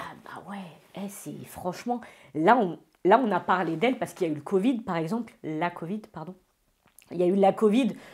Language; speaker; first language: French; native; French